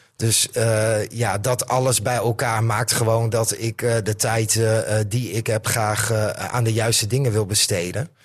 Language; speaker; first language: Dutch; native; Dutch